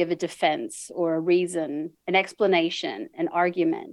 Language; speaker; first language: English; native; English